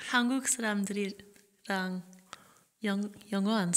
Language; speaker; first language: Korean; non-native, fluent; English